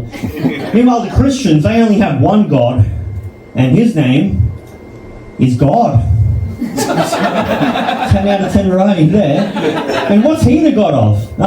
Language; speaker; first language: English; native; English